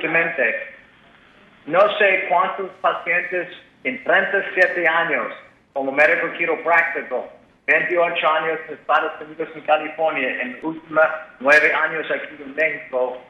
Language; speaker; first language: Spanish; non-native, learner; English